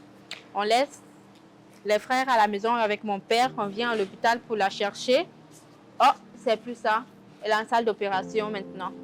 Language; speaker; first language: French; native; French